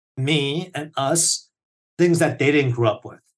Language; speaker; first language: English; early bilingual, other home language; Korean